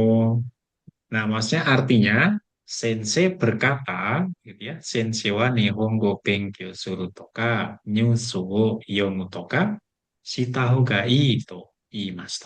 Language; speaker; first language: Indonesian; native; Indonesian